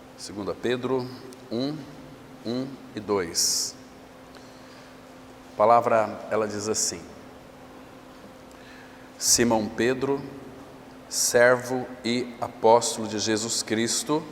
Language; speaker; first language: Portuguese; native; Portuguese